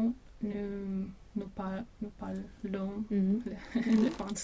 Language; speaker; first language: French; non-native, learner; Latvian